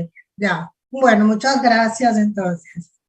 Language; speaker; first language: Spanish; non-native, fluent; Portuguese